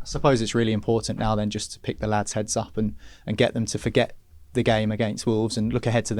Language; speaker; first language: English; native; English